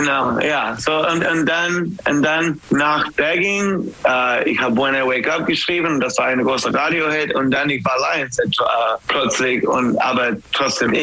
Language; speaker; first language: German; non-native, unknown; English